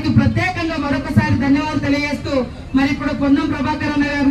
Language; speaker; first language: Telugu; native; Telugu